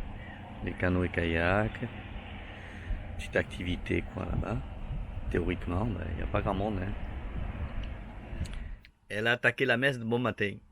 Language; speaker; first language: French; native; French